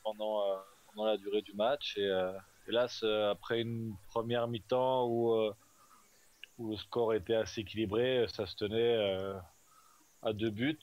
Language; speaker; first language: French; native; French